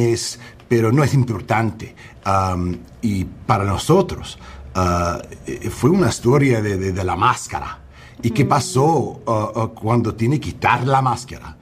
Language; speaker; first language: Spanish; early bilingual, heritage; English